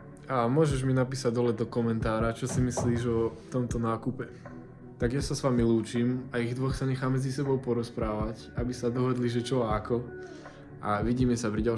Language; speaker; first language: Slovak; native; Slovak